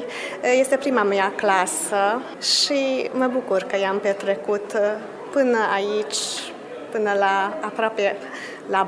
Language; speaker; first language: Romanian; early bilingual, heritage; Romanian